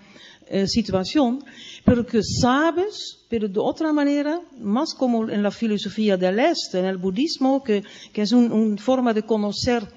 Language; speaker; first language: Spanish; non-native, fluent; Dutch